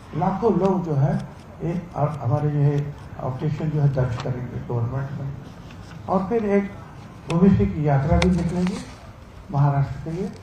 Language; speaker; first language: Hindi; non-native, local second language; Marathi